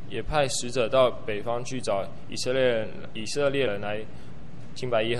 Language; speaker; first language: Chinese; native; Chinese